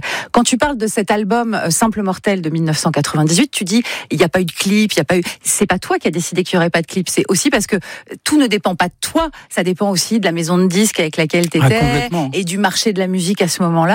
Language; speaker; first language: French; native; French